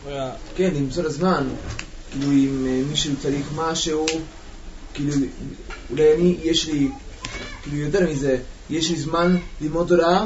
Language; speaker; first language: Hebrew; non-native, learner; Spanish